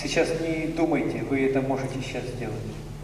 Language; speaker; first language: Russian; native; Russian